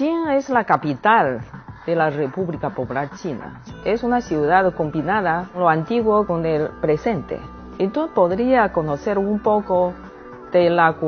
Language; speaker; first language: Spanish; non-native, fluent; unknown